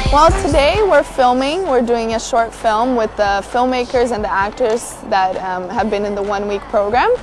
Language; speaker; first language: English; early bilingual, other home language; Portuguese